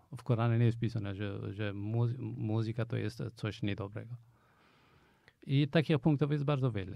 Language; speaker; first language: Polish; non-native, fluent; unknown